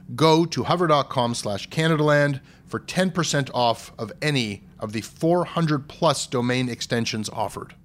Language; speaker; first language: English; native; English